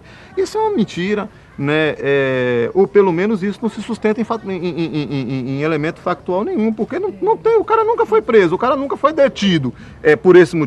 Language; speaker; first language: Portuguese; native; Portuguese